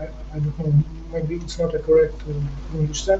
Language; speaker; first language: English; non-native, fluent; Ukrainian